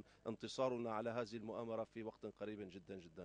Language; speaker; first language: Arabic; native; Arabic